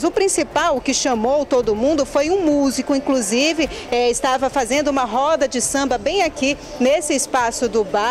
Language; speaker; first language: Portuguese; native; Portuguese